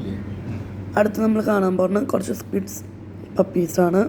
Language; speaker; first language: Malayalam; native; Malayalam